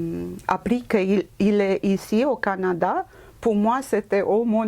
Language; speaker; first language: French; non-native, fluent; Romanian